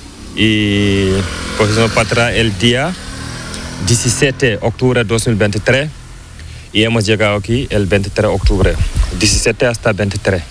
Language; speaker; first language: Spanish; non-native, local second language; Fula